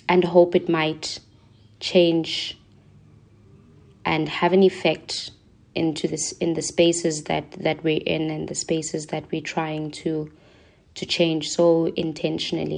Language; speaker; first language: English; non-native, local second language; Zulu